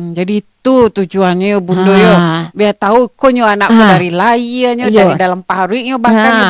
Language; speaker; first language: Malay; non-native, local second language; Minangkabau